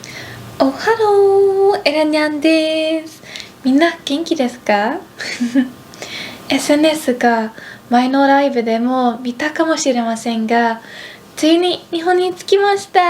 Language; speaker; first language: Japanese; non-native, fluent; Dutch